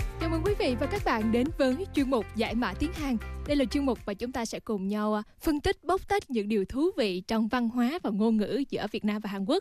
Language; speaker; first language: Vietnamese; native; Vietnamese